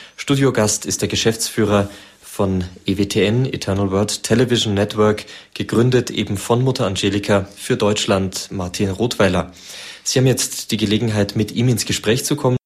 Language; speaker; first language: German; native; German